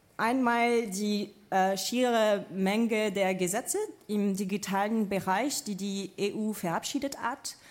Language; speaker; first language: German; non-native, fluent; French